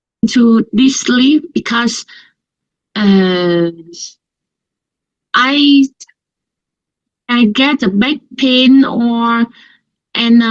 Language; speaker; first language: English; non-native, learner; Vietnamese